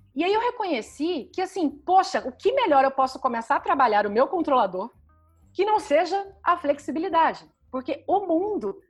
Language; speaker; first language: Portuguese; native; Portuguese